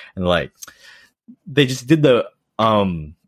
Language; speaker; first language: English; native; English